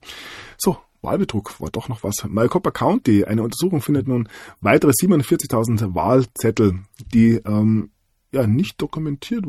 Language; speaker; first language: German; native; German